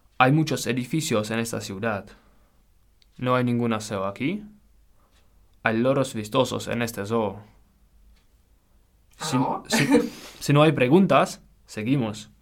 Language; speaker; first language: Spanish; non-native, fluent; Czech